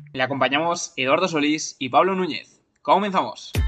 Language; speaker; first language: Spanish; native; Spanish